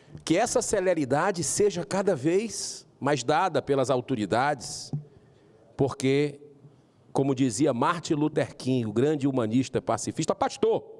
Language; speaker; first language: Portuguese; native; Portuguese